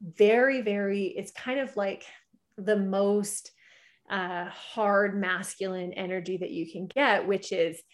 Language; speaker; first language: English; native; English